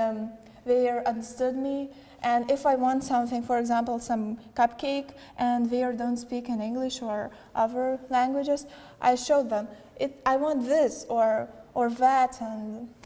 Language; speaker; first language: English; non-native, learner; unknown